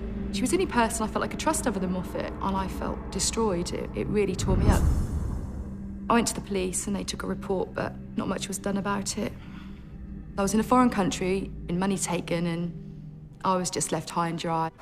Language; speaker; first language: English; native; English